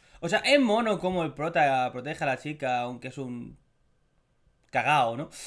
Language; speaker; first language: Spanish; native; Spanish